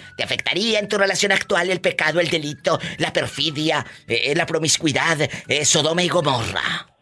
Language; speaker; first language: Spanish; native; Spanish